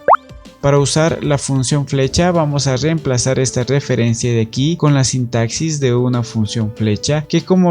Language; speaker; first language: Spanish; native; Spanish